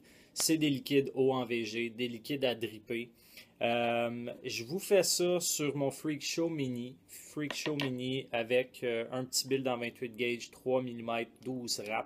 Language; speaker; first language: French; native; French